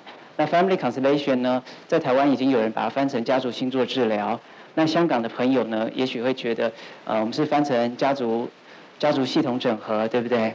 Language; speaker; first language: Chinese; native; Chinese